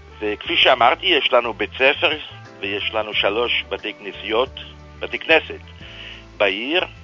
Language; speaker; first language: Hebrew; non-native, fluent; French